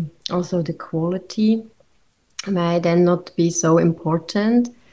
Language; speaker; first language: English; non-native, fluent; German